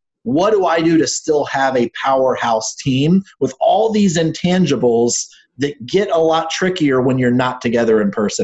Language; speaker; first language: English; native; English